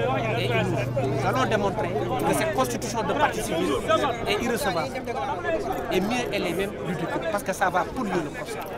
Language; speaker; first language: French; non-native, local second language; Wolof